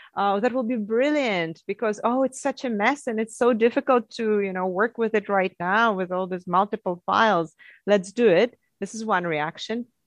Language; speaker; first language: English; non-native, fluent; Russian